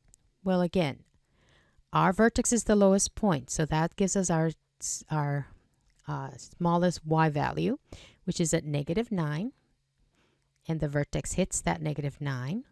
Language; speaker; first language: English; native; English